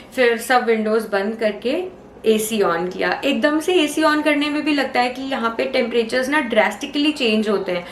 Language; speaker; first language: Hindi; native; Hindi